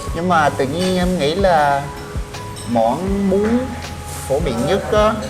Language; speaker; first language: Vietnamese; non-native, fluent; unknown